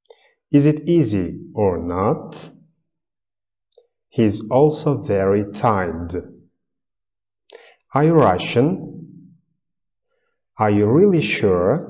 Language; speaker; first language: English; non-native, fluent; Uzbek